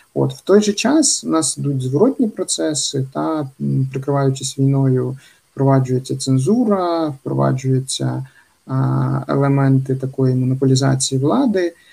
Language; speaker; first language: Ukrainian; native; Ukrainian